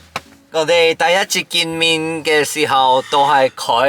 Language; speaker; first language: Cantonese; non-native, learner; Korean